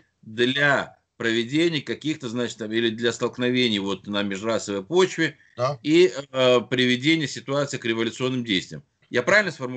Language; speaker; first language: Russian; native; Russian